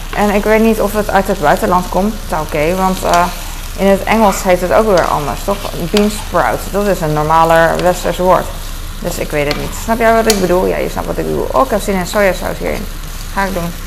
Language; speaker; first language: Dutch; early bilingual, other home language; Cantonese